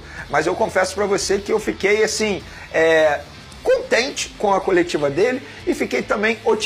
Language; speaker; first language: Portuguese; native; Portuguese